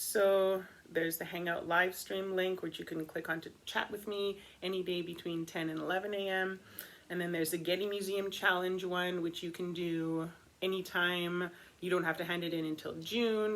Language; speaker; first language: English; native; English